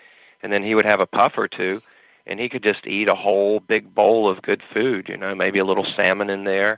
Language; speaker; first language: English; native; English